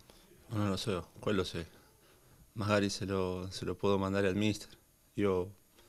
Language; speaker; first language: Italian; non-native, learner; Spanish